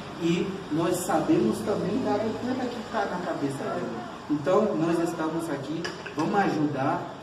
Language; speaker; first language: Portuguese; non-native, fluent; Haitian Creole